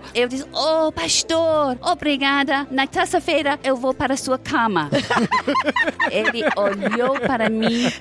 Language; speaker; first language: Portuguese; non-native, fluent; English